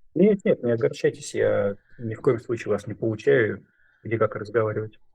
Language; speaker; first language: Russian; native; Russian